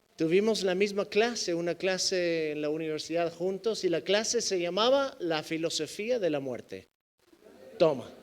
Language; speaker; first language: Spanish; non-native, fluent; English